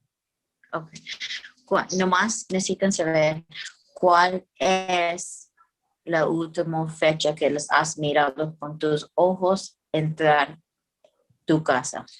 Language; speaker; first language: Spanish; early bilingual, heritage; Spanish